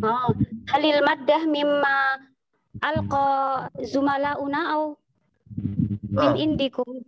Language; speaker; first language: Arabic; non-native, learner; Indonesian